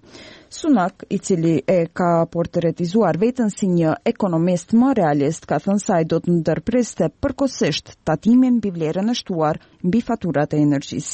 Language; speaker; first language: Albanian; native; Albanian